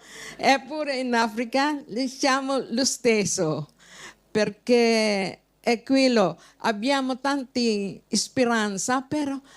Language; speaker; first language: Italian; non-native, learner; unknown